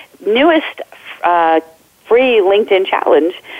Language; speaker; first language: English; native; English